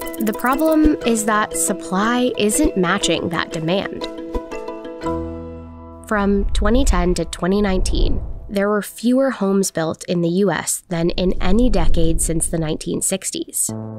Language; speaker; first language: English; native; English